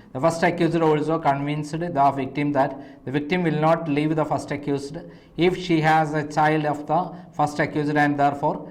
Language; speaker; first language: English; non-native, local second language; Malayalam